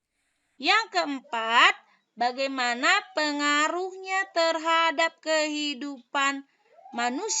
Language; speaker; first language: Indonesian; native; Indonesian